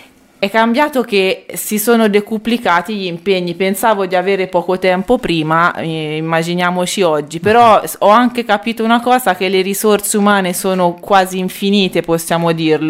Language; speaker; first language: Italian; native; Italian